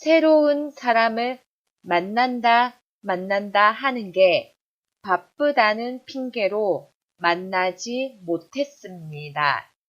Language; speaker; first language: Korean; non-native, fluent; Chinese